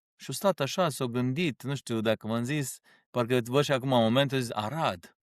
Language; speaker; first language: Romanian; early bilingual, heritage; Romanian